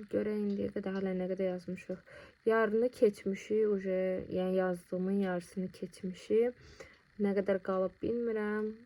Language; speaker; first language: Azerbaijani; non-native, local second language; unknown